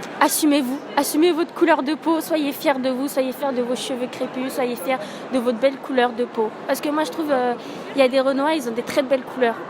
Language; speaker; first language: French; early bilingual, other home language; Arabic